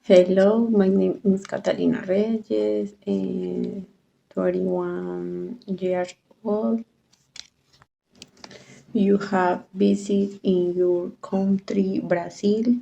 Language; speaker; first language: English; non-native, learner; Spanish